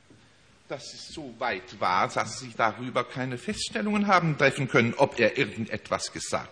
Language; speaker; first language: German; native; German